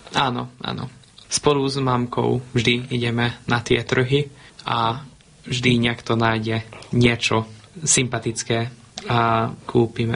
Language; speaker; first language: Slovak; non-native, local second language; Hungarian